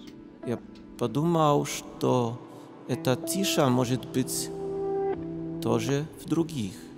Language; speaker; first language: Russian; non-native, learner; Polish